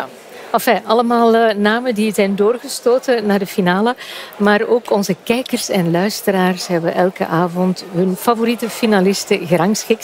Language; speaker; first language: Dutch; native; Dutch